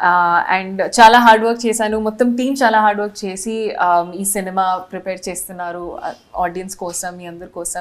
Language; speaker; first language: Telugu; non-native, fluent; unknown